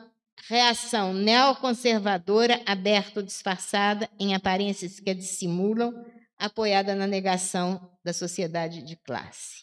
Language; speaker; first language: Portuguese; native; Portuguese